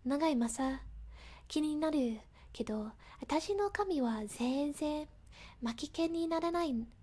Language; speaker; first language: Japanese; non-native, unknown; English